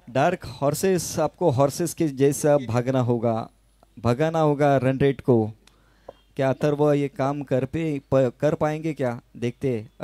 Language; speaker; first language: Hindi; non-native, local second language; Marathi